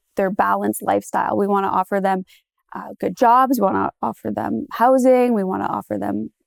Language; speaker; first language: English; native; English